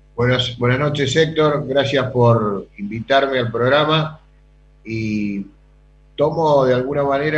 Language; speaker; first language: Spanish; native; Spanish